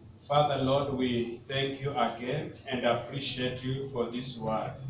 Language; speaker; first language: English; non-native, local second language; Swahili